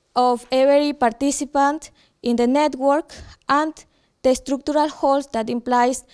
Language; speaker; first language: English; non-native, fluent; Ukrainian